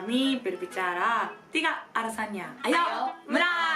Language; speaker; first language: Indonesian; non-native, learner; Japanese